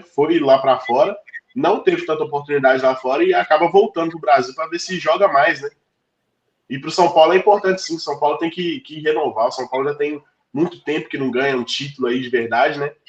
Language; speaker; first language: Portuguese; native; Portuguese